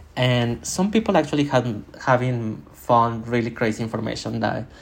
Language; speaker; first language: English; non-native, fluent; Spanish